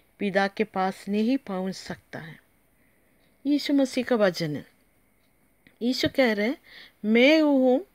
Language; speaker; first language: Hindi; non-native, local second language; Malayalam